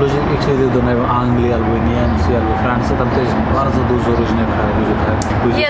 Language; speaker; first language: Polish; non-native, learner; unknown